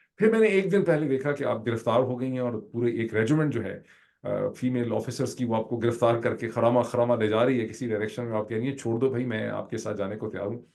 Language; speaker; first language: Urdu; native; Urdu